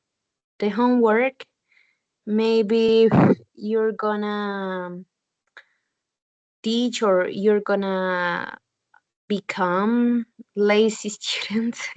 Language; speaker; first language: English; non-native, learner; Spanish